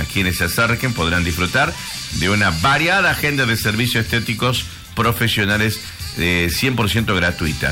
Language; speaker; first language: Spanish; native; Spanish